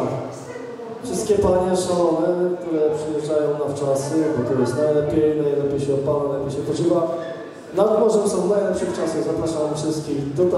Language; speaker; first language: Polish; native; Polish